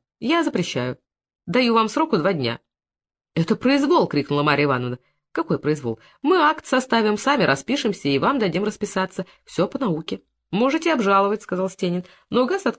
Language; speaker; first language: Russian; native; Russian